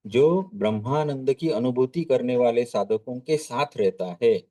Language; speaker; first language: Hindi; non-native, local second language; Marathi